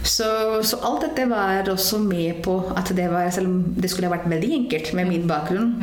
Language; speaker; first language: Norwegian; non-native, fluent; Hindi